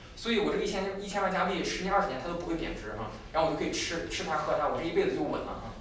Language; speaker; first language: Chinese; native; Chinese